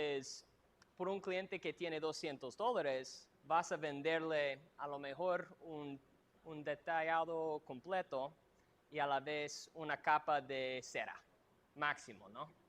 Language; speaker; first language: Spanish; non-native, fluent; English